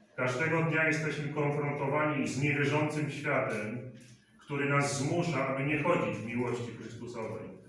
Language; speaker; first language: Polish; native; Polish